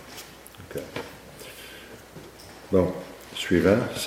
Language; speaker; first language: French; native; French